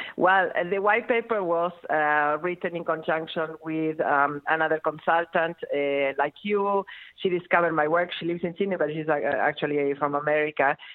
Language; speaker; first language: English; non-native, fluent; Spanish